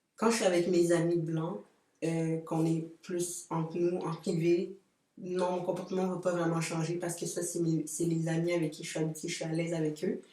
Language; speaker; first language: French; early bilingual, other home language; Lingala